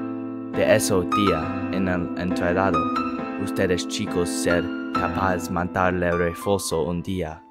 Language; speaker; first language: Spanish; non-native, learner; English